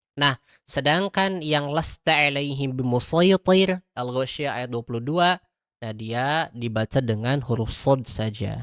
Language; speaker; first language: Indonesian; native; Indonesian